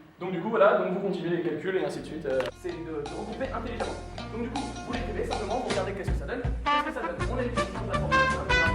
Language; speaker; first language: French; native; French